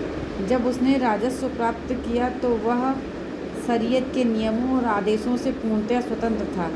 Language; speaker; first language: Hindi; native; Hindi